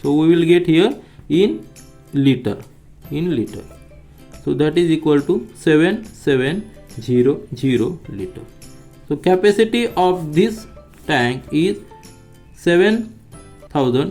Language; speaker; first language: English; non-native, local second language; Marathi